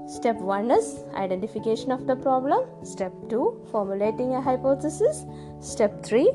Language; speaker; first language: English; non-native, local second language; Malayalam